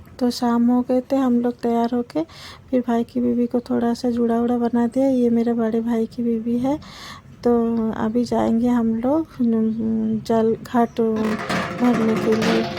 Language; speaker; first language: Hindi; non-native, local second language; Bangla